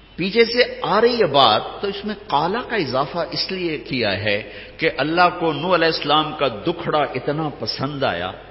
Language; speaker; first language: Urdu; native; Urdu